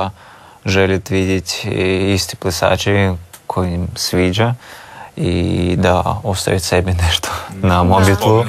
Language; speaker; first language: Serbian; non-native, learner; Russian